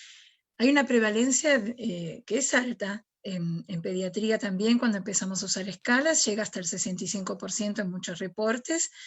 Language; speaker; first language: Spanish; native; Spanish